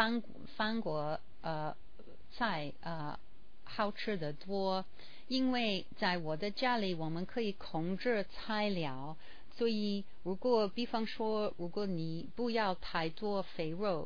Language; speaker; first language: Chinese; non-native, learner; English